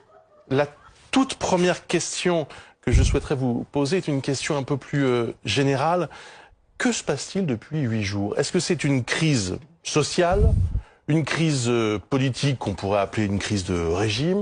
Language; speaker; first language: French; native; French